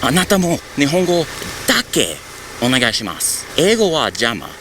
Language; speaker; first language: Japanese; non-native, learner; English